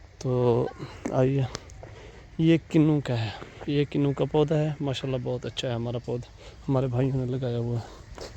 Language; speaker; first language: Urdu; non-native, local second language; Saraiki